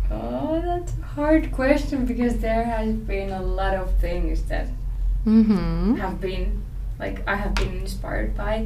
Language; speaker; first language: English; non-native, fluent; Finnish